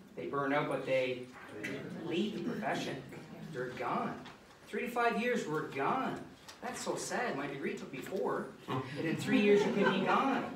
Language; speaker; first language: English; native; English